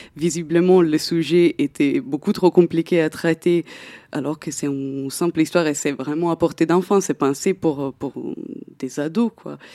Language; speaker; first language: French; non-native, fluent; Italian